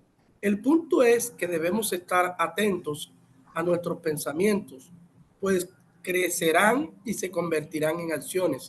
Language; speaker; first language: Spanish; native; Spanish